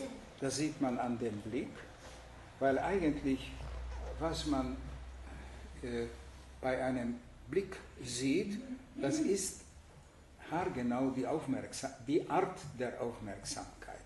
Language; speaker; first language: German; non-native, fluent; Hungarian